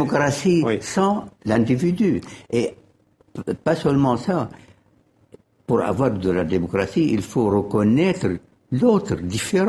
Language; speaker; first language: French; non-native, fluent; Arabic